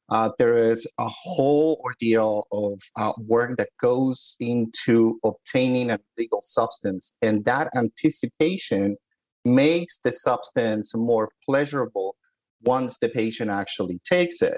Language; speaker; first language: English; native; English